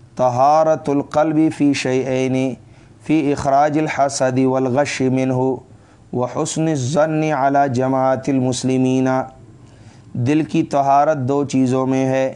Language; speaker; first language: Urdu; non-native, local second language; Pashto